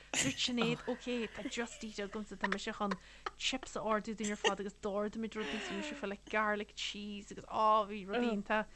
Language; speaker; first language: Irish; native; Irish